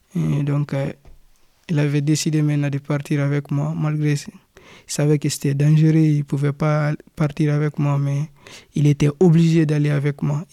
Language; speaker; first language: French; non-native, local second language; Fula